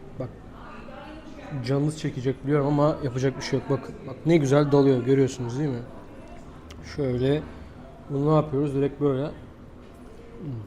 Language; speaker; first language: Turkish; native; Turkish